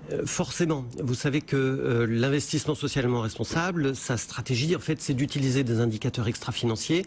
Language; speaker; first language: French; native; French